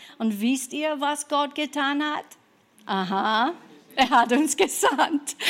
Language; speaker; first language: German; non-native, fluent; English